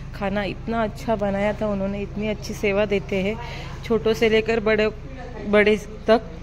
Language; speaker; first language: Hindi; non-native, local second language; Marathi